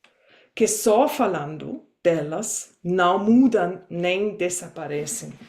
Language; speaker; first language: Portuguese; non-native, fluent; German